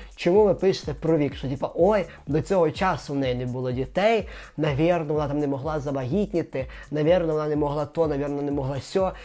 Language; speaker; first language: Ukrainian; native; Ukrainian